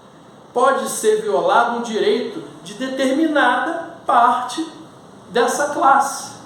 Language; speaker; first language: Portuguese; native; Portuguese